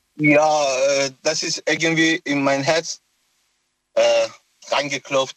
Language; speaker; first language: German; non-native, local second language; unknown